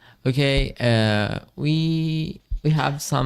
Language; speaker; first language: English; non-native, learner; Spanish